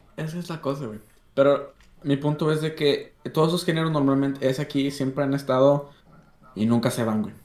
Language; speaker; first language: Spanish; native; Spanish